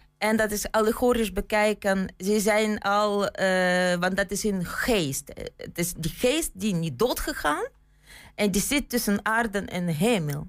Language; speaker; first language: Dutch; non-native, fluent; Ukrainian